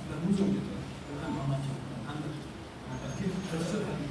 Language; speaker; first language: Arabic; native; Arabic